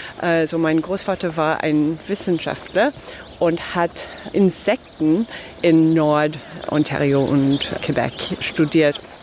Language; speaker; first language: German; non-native, fluent; English